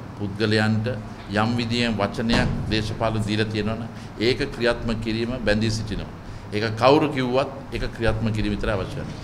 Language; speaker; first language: Sinhala; native; Sinhala